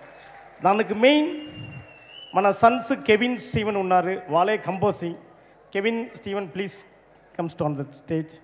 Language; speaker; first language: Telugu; non-native, learner; Tamil